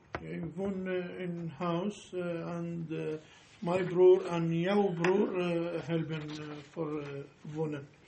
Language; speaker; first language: Dutch; non-native, learner; Arabic